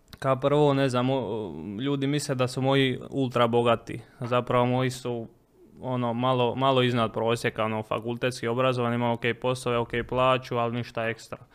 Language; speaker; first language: Croatian; native; Croatian